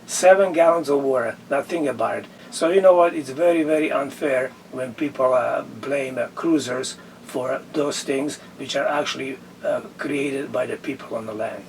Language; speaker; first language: English; non-native, fluent; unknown